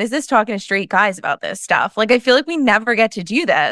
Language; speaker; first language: English; native; English